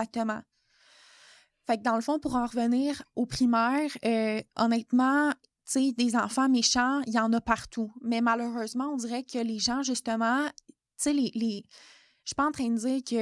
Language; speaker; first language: French; native; French